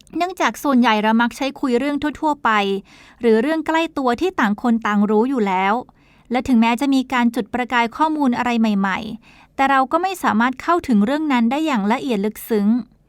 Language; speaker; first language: Thai; native; Thai